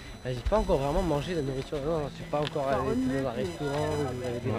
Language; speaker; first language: French; native; French